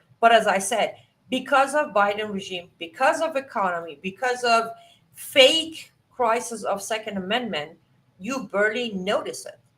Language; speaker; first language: English; non-native, fluent; Persian